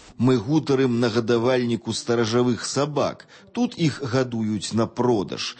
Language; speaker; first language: Belarusian; native; Belarusian